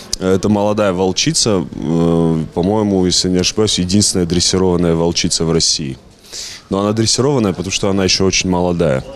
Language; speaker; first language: Russian; native; Russian